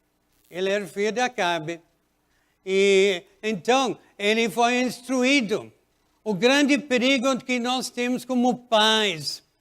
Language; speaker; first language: Portuguese; non-native, fluent; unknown